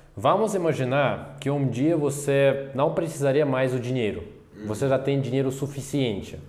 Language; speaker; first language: Portuguese; non-native, fluent; English